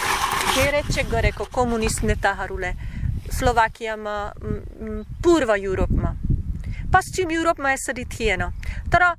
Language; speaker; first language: Nepali; non-native, learner; Slovak